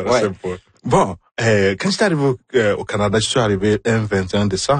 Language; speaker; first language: French; non-native, fluent; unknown